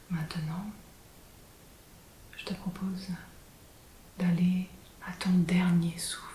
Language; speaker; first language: French; native; French